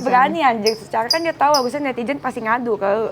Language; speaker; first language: Indonesian; native; Indonesian